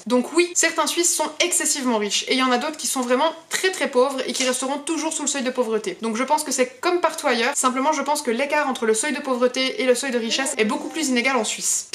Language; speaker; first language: French; early bilingual, other home language; Hebrew